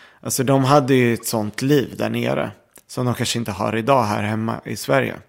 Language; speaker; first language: Swedish; early bilingual, other home language; Arabic